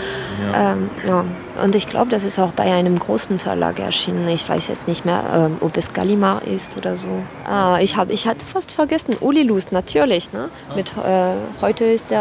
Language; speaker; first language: German; non-native, fluent; French